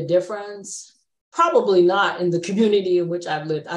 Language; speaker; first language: English; native; English